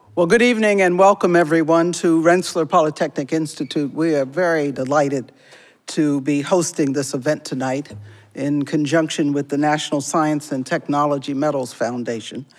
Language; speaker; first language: English; native; English